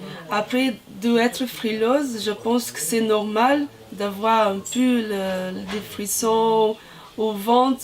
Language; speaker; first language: French; non-native, fluent; Portuguese